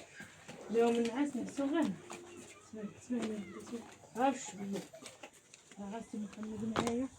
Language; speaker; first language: Arabic; native; Arabic